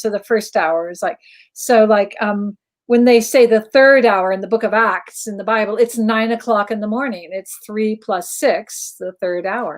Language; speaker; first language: English; native; English